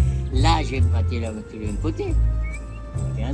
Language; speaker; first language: French; non-native, learner; Italian